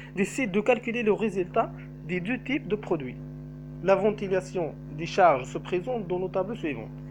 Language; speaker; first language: French; non-native, local second language; Arabic